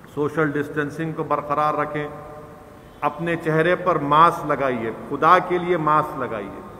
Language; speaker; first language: Hindi; non-native, local second language; Urdu